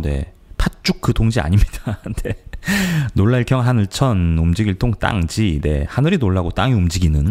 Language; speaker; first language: Korean; native; Korean